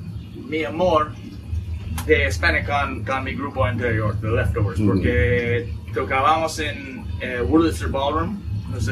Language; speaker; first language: Spanish; non-native, learner; English